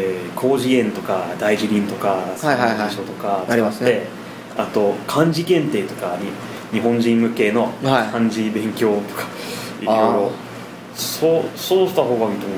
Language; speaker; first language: Japanese; non-native, fluent; English